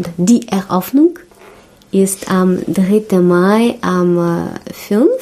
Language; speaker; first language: German; non-native, learner; Russian